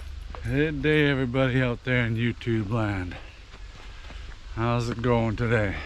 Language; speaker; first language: English; native; English